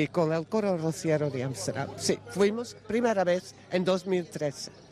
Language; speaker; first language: Spanish; non-native, learner; Dutch